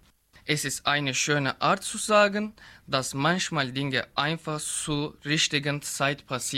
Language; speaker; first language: German; non-native, learner; Turkish